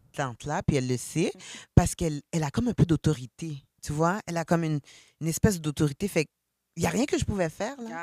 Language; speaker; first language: French; early bilingual, other home language; Haitian Creole